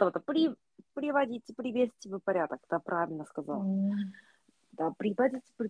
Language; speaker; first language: Russian; non-native, learner; Korean